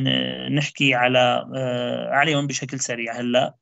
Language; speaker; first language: Arabic; native; Arabic